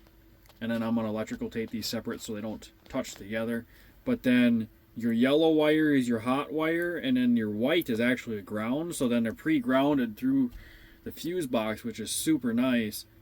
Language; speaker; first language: English; native; English